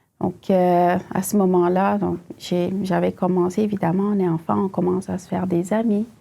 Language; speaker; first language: French; non-native, local second language; Fula